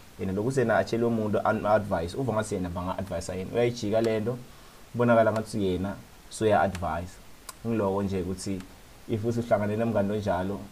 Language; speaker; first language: Zulu; non-native, local second language; Swati